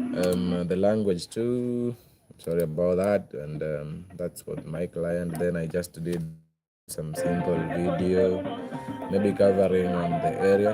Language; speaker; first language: English; non-native, local second language; Swahili